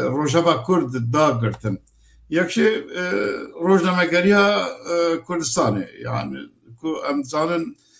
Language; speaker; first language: Kurdish; native; Kurdish